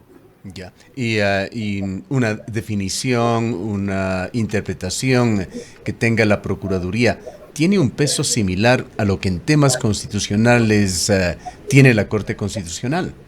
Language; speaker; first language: Spanish; native; Spanish